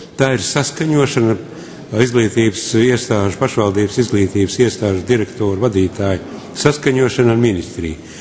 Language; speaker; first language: Latvian; non-native, local second language; Russian